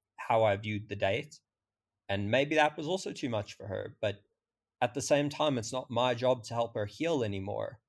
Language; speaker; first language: English; native; English